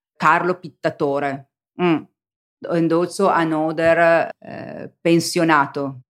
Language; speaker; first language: English; non-native, learner; Italian